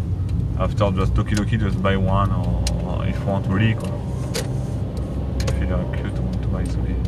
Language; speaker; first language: English; non-native, learner; French